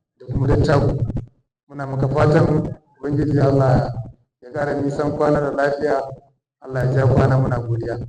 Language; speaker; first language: Hausa; native; Hausa